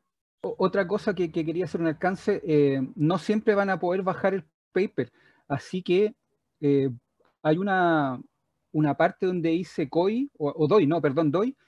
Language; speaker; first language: Spanish; native; Spanish